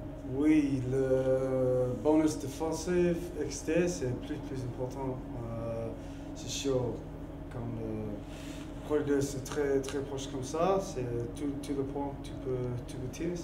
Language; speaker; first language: French; non-native, learner; English